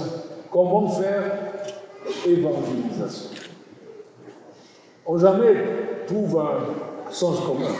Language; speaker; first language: French; non-native, learner; German